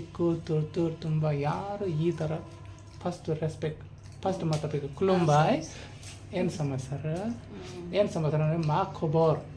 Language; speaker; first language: Kannada; non-native, learner; Bodo